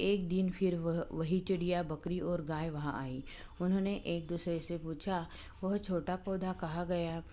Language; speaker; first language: Hindi; non-native, local second language; Marathi